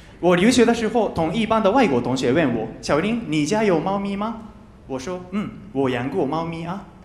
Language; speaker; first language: Chinese; non-native, fluent; Japanese